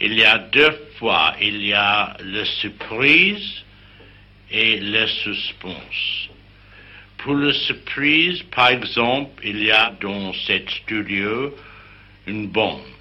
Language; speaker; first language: French; non-native, learner; English